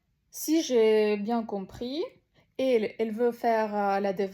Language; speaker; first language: French; non-native, learner; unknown